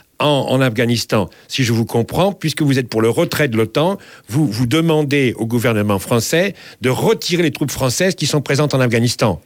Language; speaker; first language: French; native; French